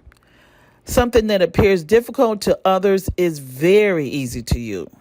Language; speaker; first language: English; native; English